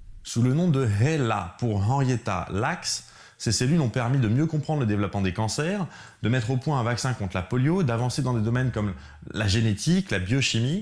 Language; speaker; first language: French; native; French